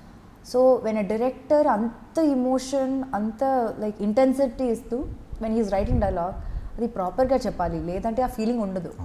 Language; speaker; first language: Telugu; non-native, fluent; Malayalam